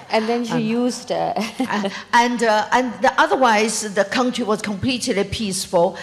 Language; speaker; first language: English; non-native, fluent; Chinese